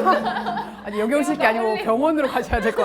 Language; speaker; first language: Korean; native; Korean